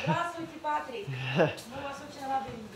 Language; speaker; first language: Russian; native; Russian